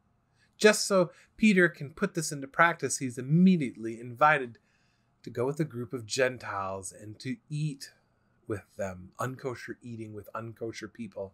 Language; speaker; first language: English; native; English